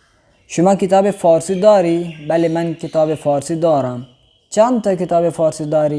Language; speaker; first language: Persian; non-native, learner; Urdu